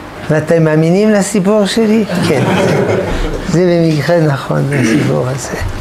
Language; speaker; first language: Hebrew; non-native, fluent; French